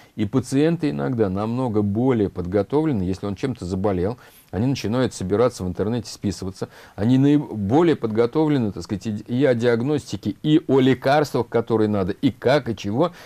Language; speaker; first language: Russian; native; Russian